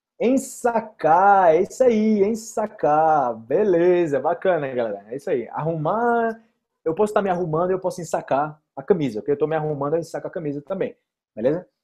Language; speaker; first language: Portuguese; native; Portuguese